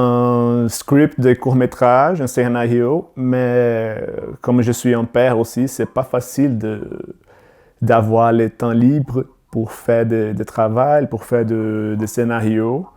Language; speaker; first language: French; non-native, learner; Portuguese